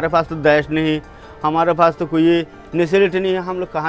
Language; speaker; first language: Hindi; non-native, learner; Rohingya